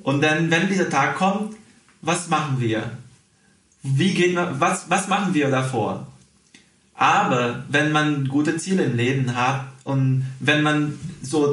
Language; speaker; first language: German; early bilingual, heritage; Portuguese